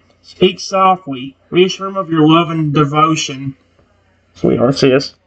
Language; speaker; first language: English; native; English